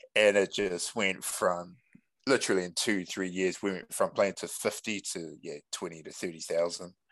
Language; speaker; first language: English; native; English